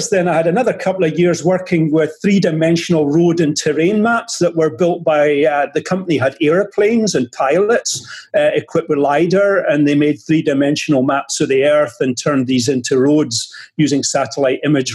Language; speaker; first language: English; native; English